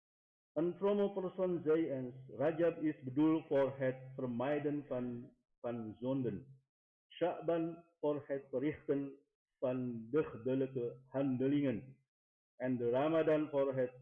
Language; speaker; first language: Dutch; non-native, fluent; Indonesian